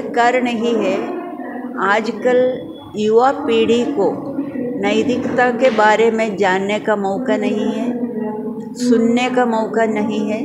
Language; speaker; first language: Hindi; non-native, local second language; Malayalam